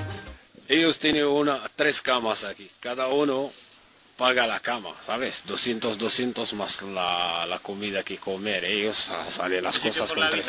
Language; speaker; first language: Spanish; non-native, learner; Arabic